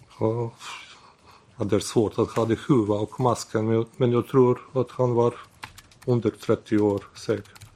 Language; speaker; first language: Swedish; non-native, learner; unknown